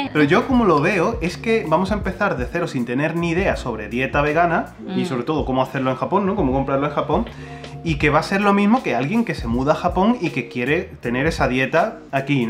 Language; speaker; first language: Spanish; native; Spanish